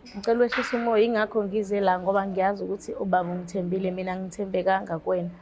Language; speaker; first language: Zulu; native; Zulu